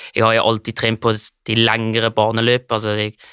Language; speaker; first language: Norwegian; early bilingual, heritage; Norwegian